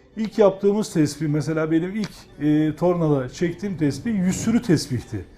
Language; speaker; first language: Turkish; native; Turkish